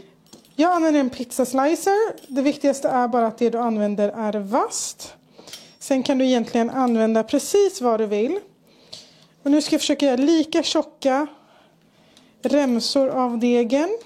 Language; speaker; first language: Swedish; native; Swedish